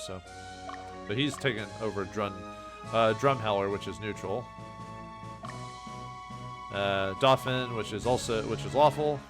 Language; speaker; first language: English; native; English